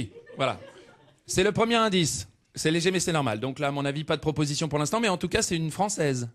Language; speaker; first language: French; native; French